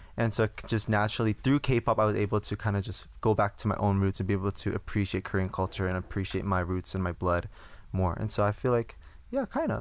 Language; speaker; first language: English; early bilingual, other home language; Korean